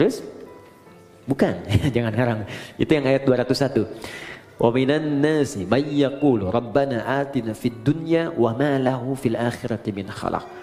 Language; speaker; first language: Indonesian; native; Indonesian